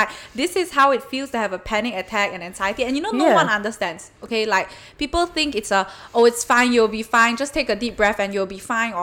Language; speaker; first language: English; non-native, local second language; Chinese